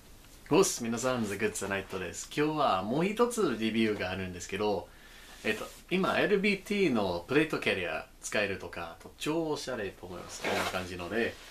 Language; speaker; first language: Japanese; non-native, learner; English